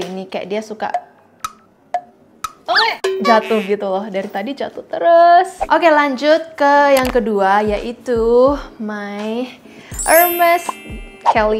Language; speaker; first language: Indonesian; native; Indonesian